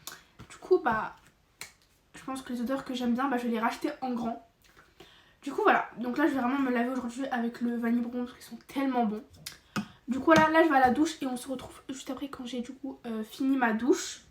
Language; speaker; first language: French; native; French